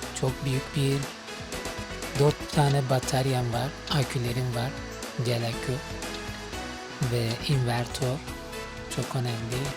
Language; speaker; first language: Turkish; non-native, fluent; Arabic